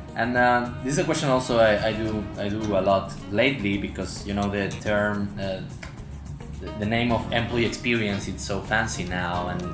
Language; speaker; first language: English; non-native, fluent; Spanish